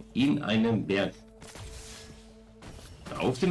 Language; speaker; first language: German; native; German